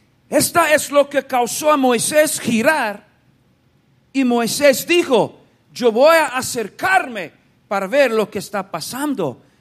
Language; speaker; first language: Spanish; non-native, fluent; English